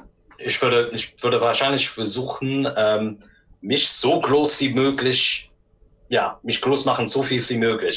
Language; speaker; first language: German; non-native, learner; English